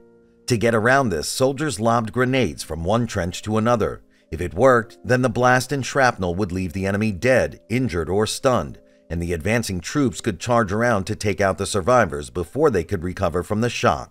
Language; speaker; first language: English; native; English